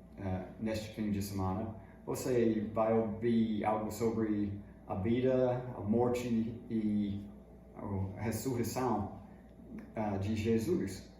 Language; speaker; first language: Portuguese; non-native, fluent; English